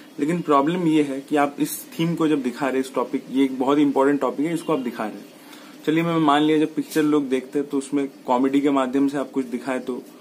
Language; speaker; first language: Hindi; non-native, local second language; Bangla